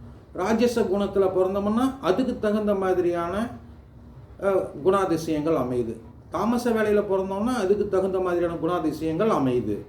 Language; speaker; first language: Tamil; native; Tamil